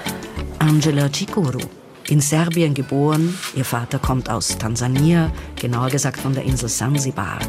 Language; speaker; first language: German; native; German